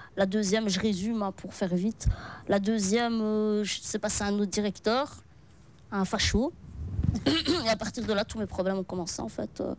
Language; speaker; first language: French; early bilingual, other home language; Arabic